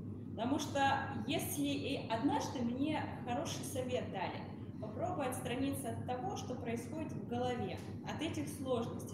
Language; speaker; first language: Russian; native; Russian